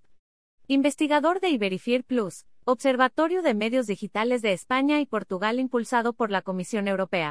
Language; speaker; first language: Spanish; native; Spanish